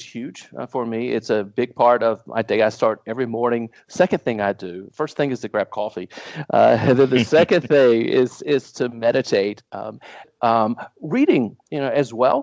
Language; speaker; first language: English; native; English